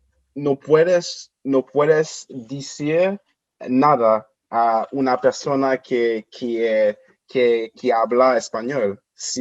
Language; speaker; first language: Spanish; non-native, learner; French